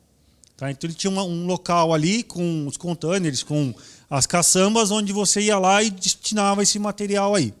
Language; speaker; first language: Portuguese; native; Portuguese